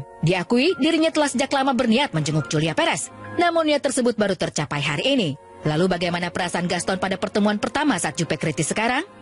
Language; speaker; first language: Indonesian; native; Indonesian